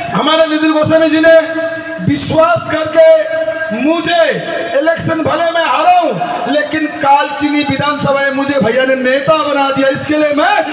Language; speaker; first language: Hindi; non-native, local second language; Bangla